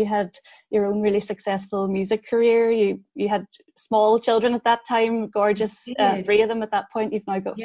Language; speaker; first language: English; native; English